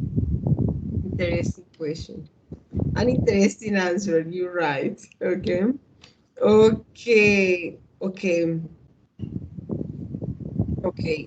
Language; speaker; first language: English; non-native, learner; Spanish